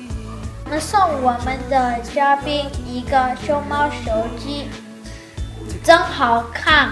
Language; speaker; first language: Chinese; non-native, learner; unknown